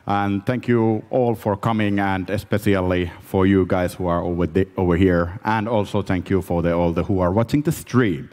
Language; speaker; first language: English; non-native, fluent; Finnish